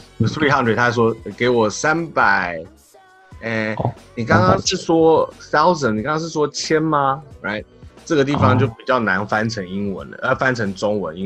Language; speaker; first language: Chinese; native; Chinese